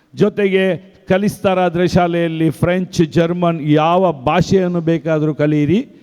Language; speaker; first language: Kannada; non-native, local second language; Konkani